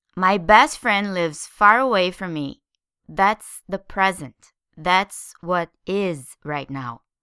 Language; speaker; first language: English; non-native, fluent; Portuguese